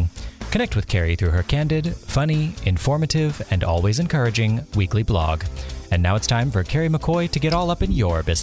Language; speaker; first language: English; native; English